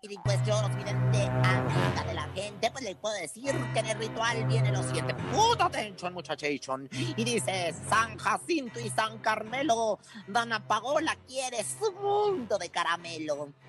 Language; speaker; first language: Spanish; native; Spanish